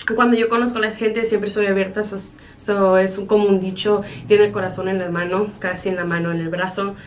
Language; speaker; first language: Spanish; early bilingual, heritage; Spanish